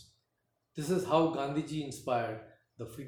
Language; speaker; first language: English; non-native, local second language; Hindi